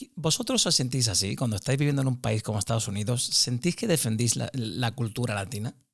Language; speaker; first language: Spanish; native; Spanish